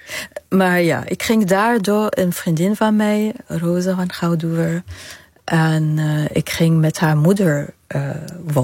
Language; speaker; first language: Dutch; non-native, fluent; Arabic